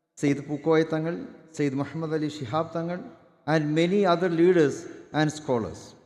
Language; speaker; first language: English; non-native, local second language; Malayalam